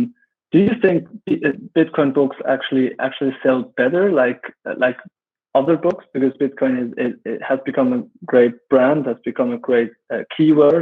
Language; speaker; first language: English; non-native, fluent; German